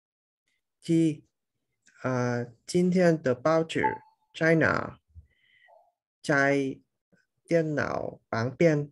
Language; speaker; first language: Chinese; non-native, learner; Vietnamese